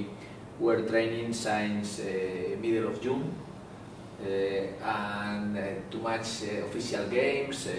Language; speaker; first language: English; non-native, learner; Spanish